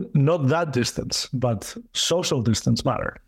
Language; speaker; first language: English; non-native, fluent; Greek